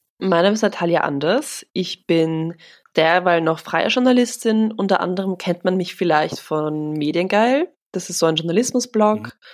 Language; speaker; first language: German; early bilingual, other home language; Polish